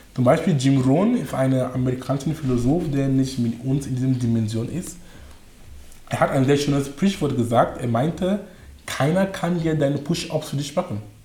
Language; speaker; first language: German; non-native, fluent; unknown